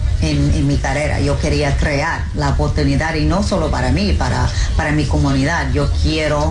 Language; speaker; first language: Spanish; early bilingual, heritage; English